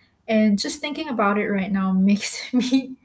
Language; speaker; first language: English; non-native, local second language; Filipino